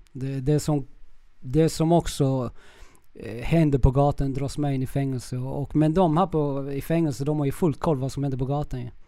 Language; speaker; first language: Swedish; early bilingual, other home language; Spanish